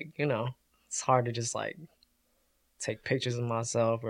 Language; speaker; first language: English; native; English